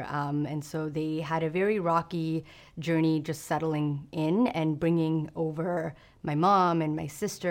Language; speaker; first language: English; native; English